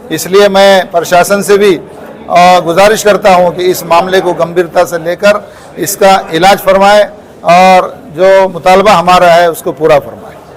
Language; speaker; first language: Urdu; native; Urdu